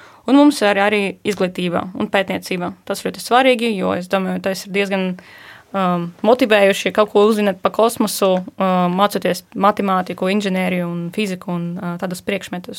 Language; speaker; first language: Latvian; non-native, fluent; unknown